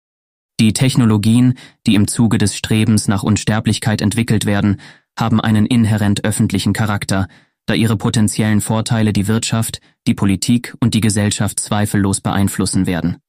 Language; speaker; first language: German; native; German